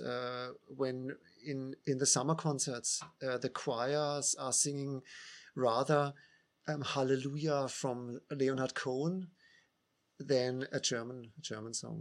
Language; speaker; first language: English; non-native, fluent; German